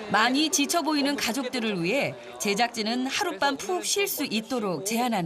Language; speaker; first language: Korean; native; Korean